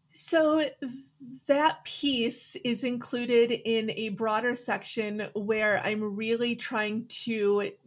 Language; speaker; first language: English; native; English